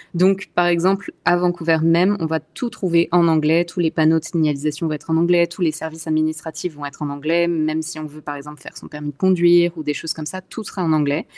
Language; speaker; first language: French; native; French